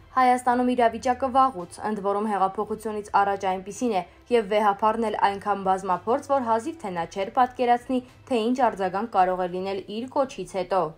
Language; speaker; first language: Armenian; native; Armenian